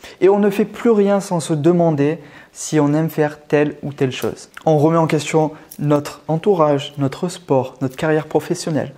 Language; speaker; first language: French; native; French